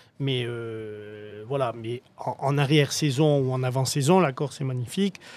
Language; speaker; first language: French; native; French